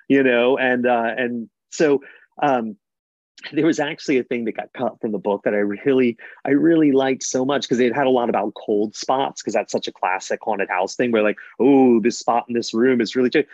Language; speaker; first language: English; native; English